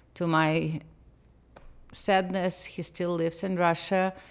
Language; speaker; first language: English; non-native, fluent; Russian